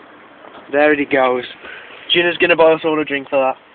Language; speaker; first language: English; native; English